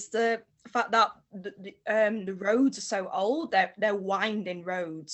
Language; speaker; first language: English; native; English